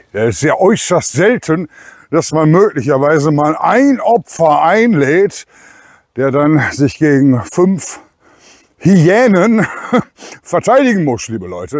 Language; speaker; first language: German; native; German